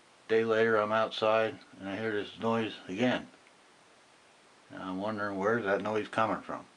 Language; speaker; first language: English; native; English